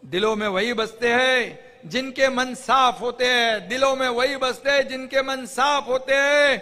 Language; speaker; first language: Hindi; non-native, local second language; Marathi